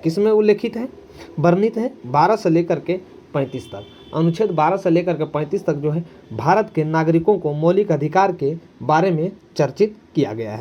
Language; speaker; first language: Hindi; native; Hindi